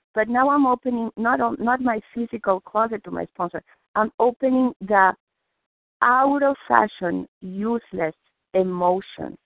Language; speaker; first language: English; non-native, fluent; Spanish